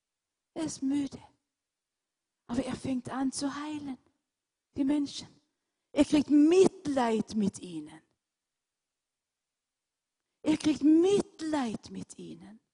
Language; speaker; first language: German; non-native, fluent; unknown